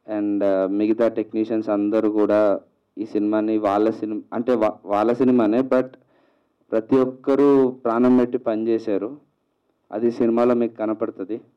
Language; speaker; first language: Telugu; native; Telugu